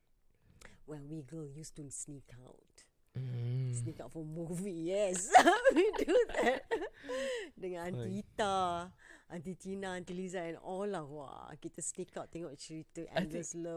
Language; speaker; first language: English; non-native, local second language; Malay